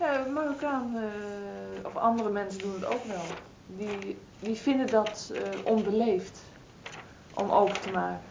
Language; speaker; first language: Dutch; native; Dutch